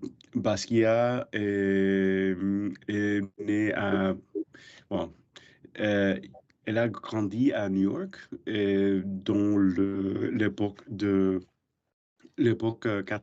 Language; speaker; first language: French; non-native, learner; English